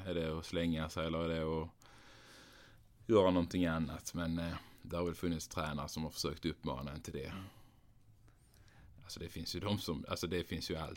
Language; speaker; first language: Swedish; native; Swedish